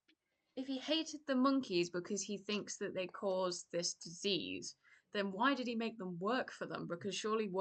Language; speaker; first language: English; native; English